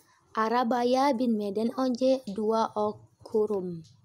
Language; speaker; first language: Turkish; non-native, learner; Indonesian